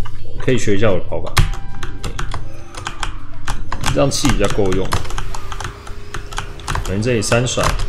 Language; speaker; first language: Chinese; native; Chinese